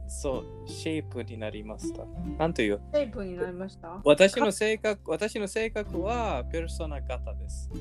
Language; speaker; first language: Japanese; non-native, learner; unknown